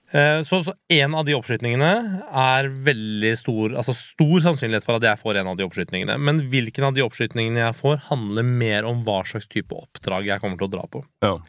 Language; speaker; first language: Norwegian; early bilingual, other home language; Persian